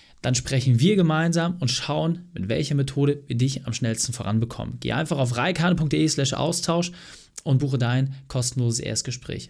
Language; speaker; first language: German; native; German